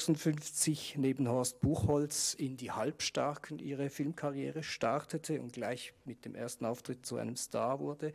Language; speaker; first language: German; native; German